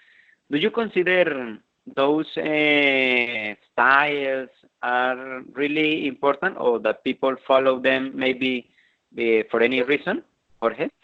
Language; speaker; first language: English; non-native, fluent; Spanish